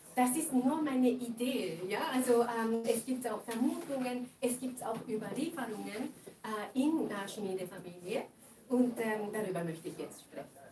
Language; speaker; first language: German; non-native, fluent; Japanese